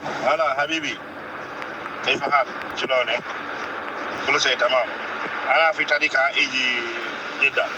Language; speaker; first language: Arabic; non-native, learner; Amharic